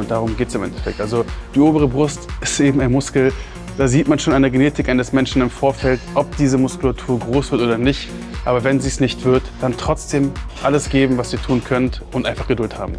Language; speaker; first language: German; native; German